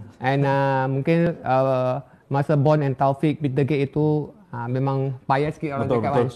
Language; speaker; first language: Malay; non-native, local second language; Chinese